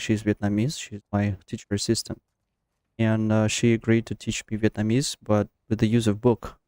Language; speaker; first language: English; non-native, fluent; Russian